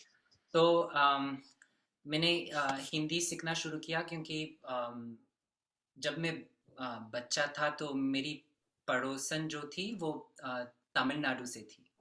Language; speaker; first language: Hindi; non-native, fluent; French